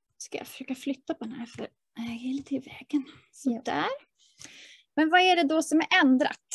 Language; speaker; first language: Swedish; native; Swedish